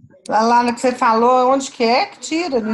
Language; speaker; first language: Portuguese; native; Portuguese